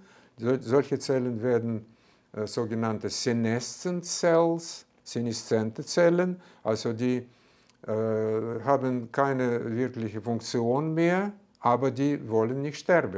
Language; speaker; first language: German; non-native, fluent; Russian